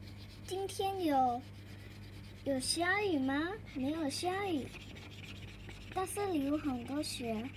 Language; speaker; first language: Chinese; non-native, learner; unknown